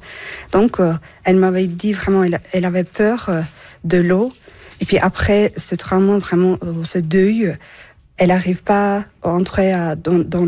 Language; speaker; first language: French; non-native, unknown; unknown